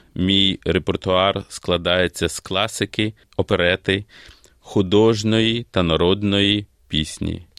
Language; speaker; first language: Ukrainian; native; Ukrainian